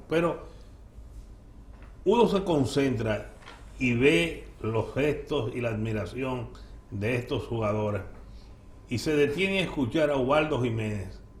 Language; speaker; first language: Spanish; native; Spanish